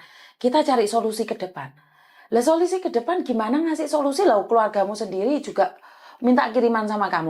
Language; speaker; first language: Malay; non-native, local second language; Javanese